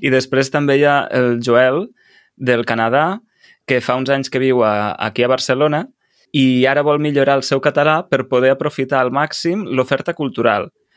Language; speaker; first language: Catalan; native; Catalan